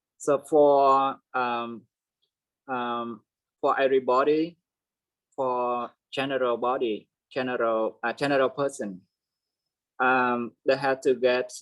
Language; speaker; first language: English; non-native, learner; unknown